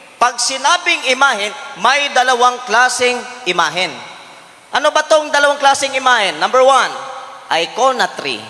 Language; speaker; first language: Filipino; non-native, local second language; Cebuano